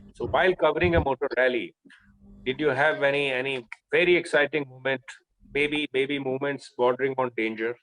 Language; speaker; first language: English; non-native, local second language; Hindi